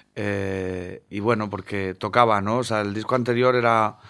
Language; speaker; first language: Spanish; native; Spanish